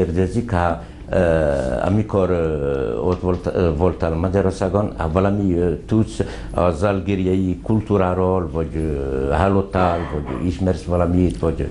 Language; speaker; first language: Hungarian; non-native, fluent; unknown